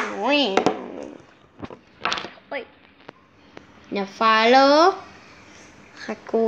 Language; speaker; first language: Hebrew; native; Hebrew